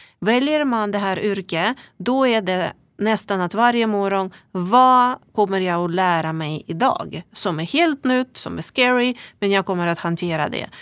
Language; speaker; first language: Swedish; non-native, fluent; Russian